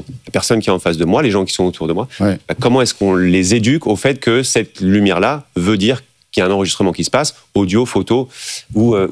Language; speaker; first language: French; native; French